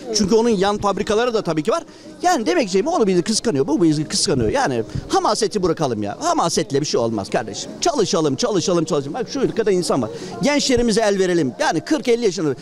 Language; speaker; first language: Turkish; native; Turkish